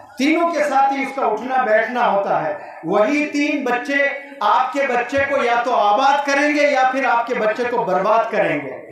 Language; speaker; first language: Urdu; native; Urdu